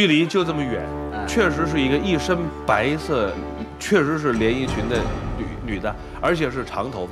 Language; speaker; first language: Chinese; native; Chinese